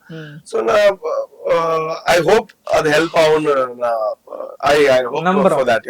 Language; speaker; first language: Tamil; non-native, learner; Tulu